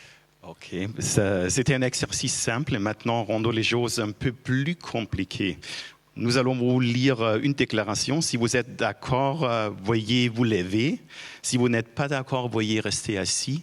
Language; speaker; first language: French; non-native, fluent; German